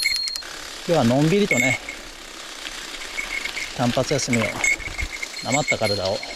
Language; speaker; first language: Japanese; native; Japanese